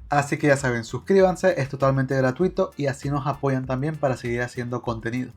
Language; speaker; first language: Spanish; native; Spanish